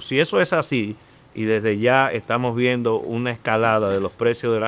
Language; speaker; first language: Spanish; native; Spanish